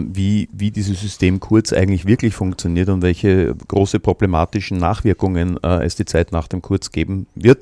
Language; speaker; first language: German; native; German